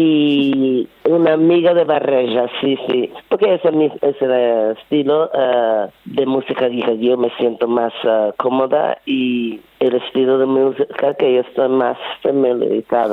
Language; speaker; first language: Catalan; non-native, learner; English